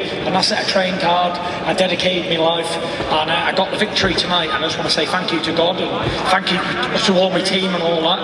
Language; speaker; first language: English; native; English